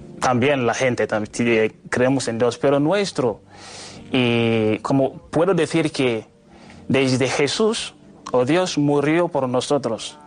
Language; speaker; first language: Spanish; non-native, learner; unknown